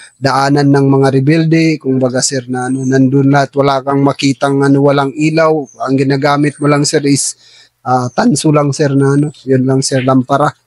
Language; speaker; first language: Filipino; non-native, local second language; Tausug